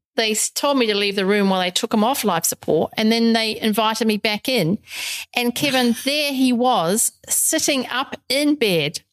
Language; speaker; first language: English; native; English